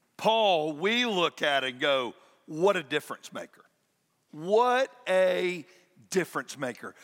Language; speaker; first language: English; native; English